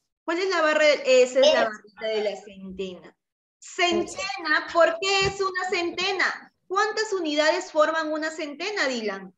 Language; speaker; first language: Spanish; native; Spanish